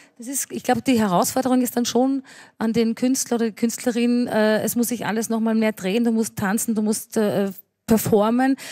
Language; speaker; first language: German; native; German